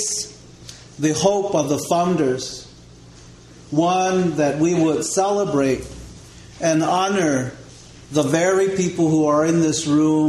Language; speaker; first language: English; non-native, local second language; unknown